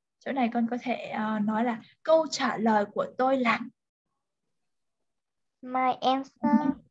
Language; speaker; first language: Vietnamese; native; Vietnamese